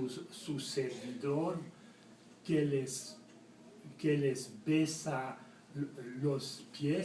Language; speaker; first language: Spanish; non-native, fluent; French